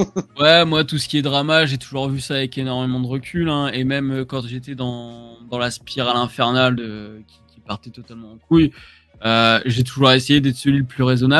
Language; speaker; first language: French; native; French